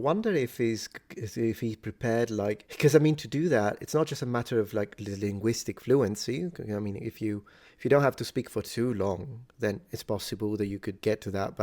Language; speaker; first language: English; non-native, fluent; Italian